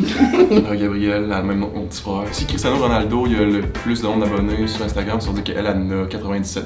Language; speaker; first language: French; native; French